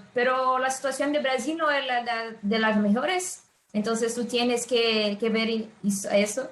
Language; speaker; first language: Spanish; non-native, fluent; Portuguese